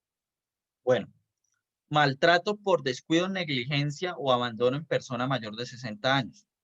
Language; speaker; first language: Spanish; native; Spanish